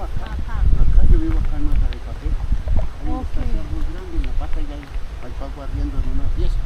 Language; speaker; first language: Spanish; native; Spanish